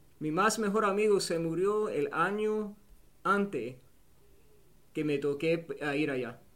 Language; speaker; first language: Spanish; early bilingual, heritage; Spanish